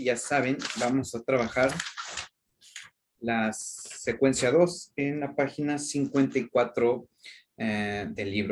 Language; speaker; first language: Spanish; native; Spanish